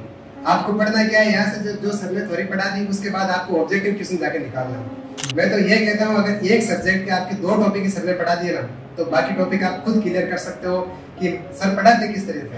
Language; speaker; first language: Hindi; non-native, local second language; Marwari